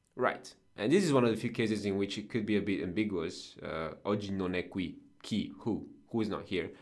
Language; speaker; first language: English; non-native, fluent; Italian